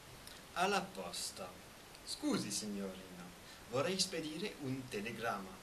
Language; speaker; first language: Italian; non-native, learner; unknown